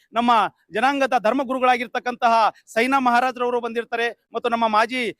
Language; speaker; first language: Kannada; non-native, local second language; Lambadi